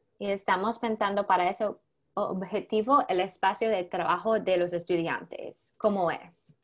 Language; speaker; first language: Spanish; non-native, learner; English